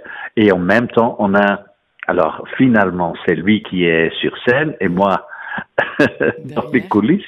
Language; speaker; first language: French; non-native, fluent; Dutch